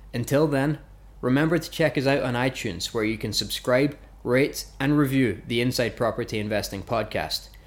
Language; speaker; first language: English; native; English